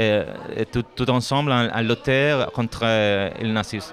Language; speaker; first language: French; non-native, fluent; Spanish